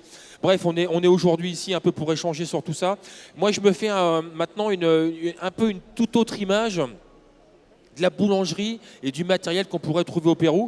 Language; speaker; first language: French; native; French